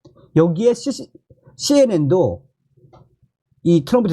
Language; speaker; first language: Korean; native; Korean